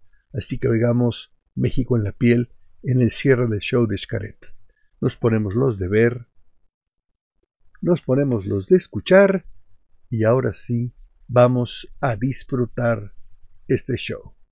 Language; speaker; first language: Spanish; native; Spanish